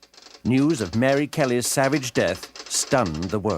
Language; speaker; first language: English; native; English